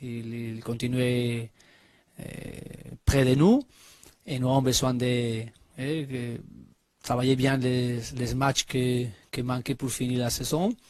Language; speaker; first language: French; non-native, learner; Spanish